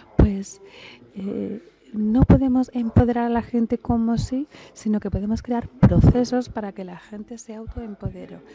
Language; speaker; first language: Spanish; non-native, fluent; English